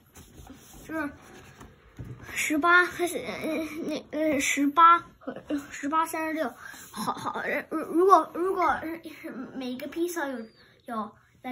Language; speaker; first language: Chinese; early bilingual, heritage; Chinese